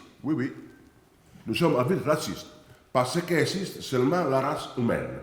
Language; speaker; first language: French; non-native, fluent; Italian